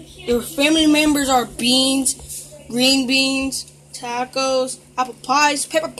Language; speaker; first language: English; native; English